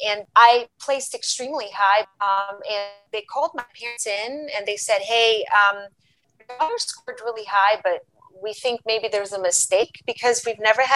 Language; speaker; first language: English; early bilingual, other home language; Portuguese